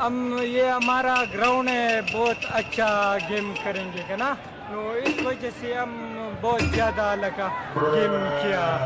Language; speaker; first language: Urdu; non-native, local second language; Pashto